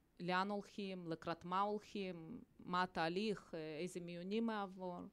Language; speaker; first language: Hebrew; non-native, fluent; Russian